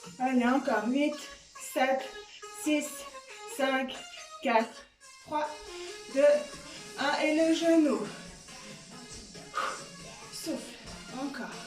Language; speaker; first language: French; native; French